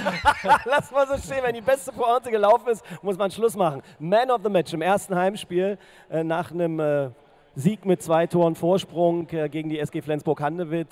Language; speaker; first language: German; native; German